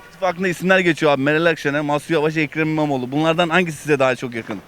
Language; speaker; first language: Turkish; native; Turkish